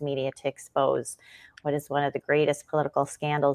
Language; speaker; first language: English; native; English